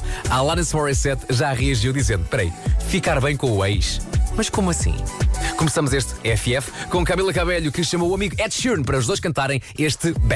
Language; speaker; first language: Portuguese; native; Portuguese